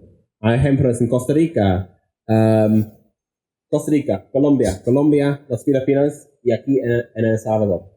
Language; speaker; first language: Spanish; non-native, fluent; English